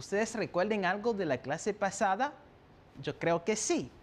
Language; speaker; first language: Spanish; non-native, fluent; French